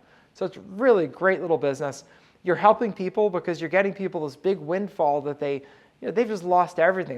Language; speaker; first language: English; native; English